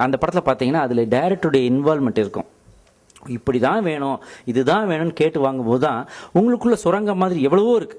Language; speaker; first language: Tamil; native; Tamil